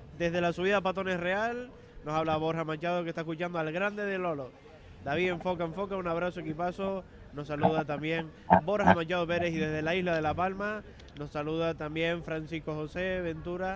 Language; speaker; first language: Spanish; native; Spanish